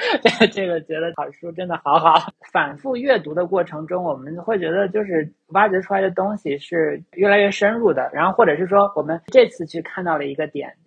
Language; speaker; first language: Chinese; native; Chinese